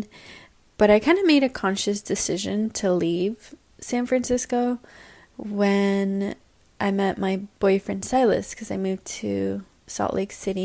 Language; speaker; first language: English; native; English